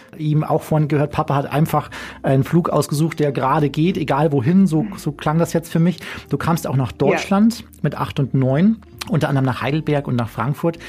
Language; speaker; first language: German; native; German